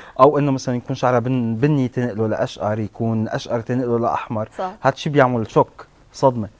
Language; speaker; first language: Arabic; native; Arabic